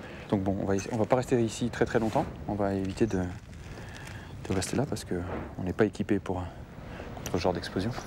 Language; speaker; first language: French; native; French